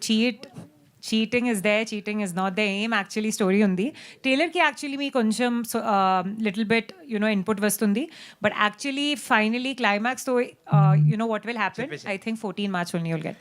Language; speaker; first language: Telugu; non-native, learner; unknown